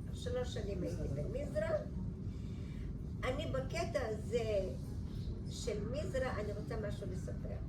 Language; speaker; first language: Hebrew; early bilingual, other home language; Bulgarian